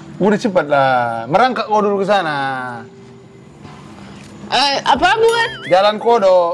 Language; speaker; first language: Indonesian; native; Indonesian